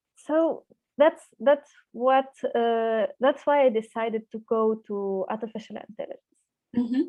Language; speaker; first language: English; non-native, fluent; Arabic